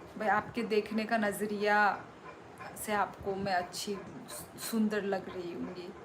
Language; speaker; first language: Hindi; non-native, local second language; Kok Borok